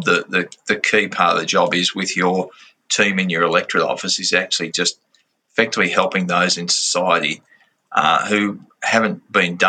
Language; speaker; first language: English; native; English